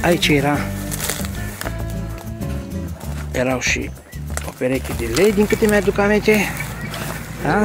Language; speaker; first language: Romanian; native; Romanian